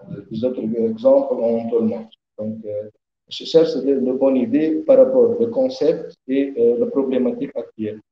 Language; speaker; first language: French; non-native, learner; Arabic